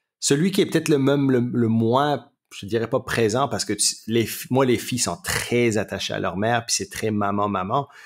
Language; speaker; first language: French; native; French